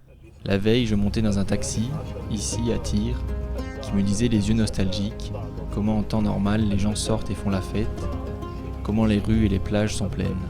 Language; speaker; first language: French; native; French